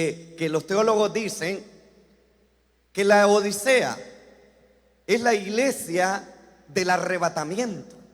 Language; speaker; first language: Spanish; native; Spanish